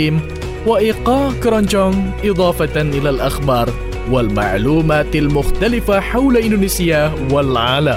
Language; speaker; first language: Arabic; non-native, fluent; Indonesian